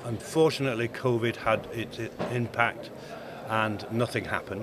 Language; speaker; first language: English; native; English